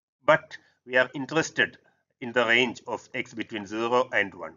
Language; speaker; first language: English; non-native, local second language; Malayalam